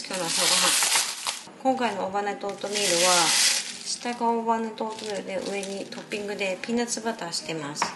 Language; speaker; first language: Japanese; native; Japanese